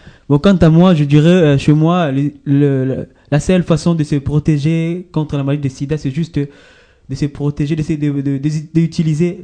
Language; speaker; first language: French; native; French